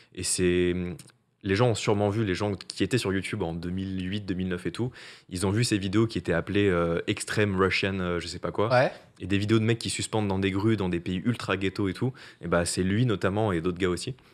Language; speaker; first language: French; native; French